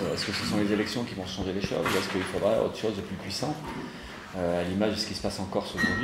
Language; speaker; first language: French; native; French